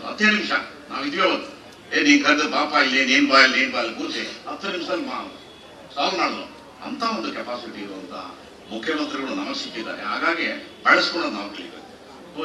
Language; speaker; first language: Kannada; native; Kannada